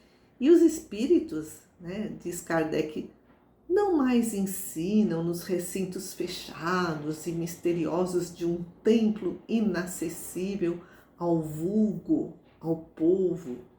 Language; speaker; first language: Portuguese; native; Portuguese